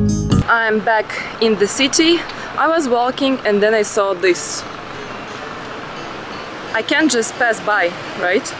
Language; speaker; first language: English; non-native, fluent; Russian